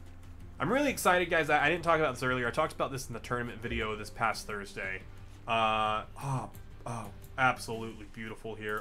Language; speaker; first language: English; native; English